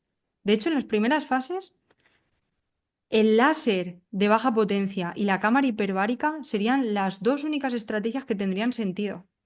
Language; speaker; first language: Spanish; native; Spanish